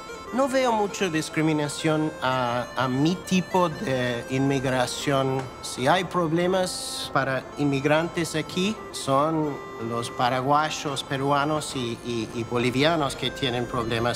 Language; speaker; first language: Spanish; non-native, fluent; English